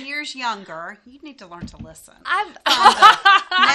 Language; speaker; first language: English; native; English